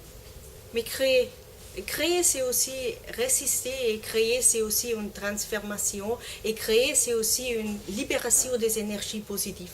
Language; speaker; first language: French; non-native, learner; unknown